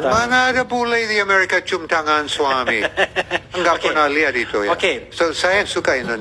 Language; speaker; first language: Indonesian; non-native, learner; English